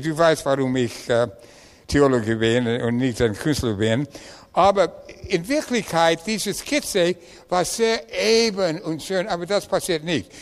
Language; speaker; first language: German; non-native, learner; English